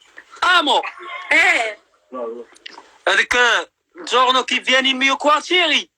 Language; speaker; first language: Italian; non-native, learner; Arabic